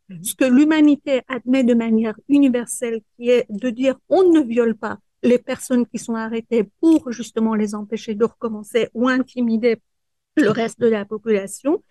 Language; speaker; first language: French; early bilingual, other home language; Persian